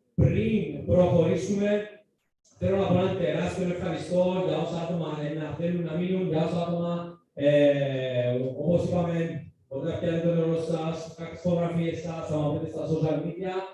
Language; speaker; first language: Greek; native; Greek